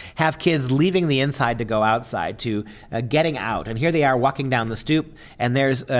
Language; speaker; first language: English; native; English